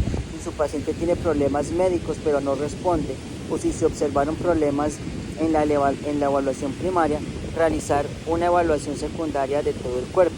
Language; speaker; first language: Spanish; native; Spanish